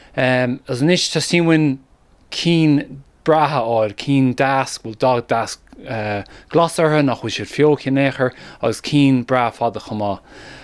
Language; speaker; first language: Irish; native; Irish